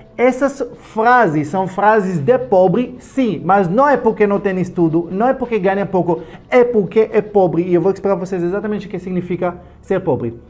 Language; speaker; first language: Portuguese; non-native, fluent; Hebrew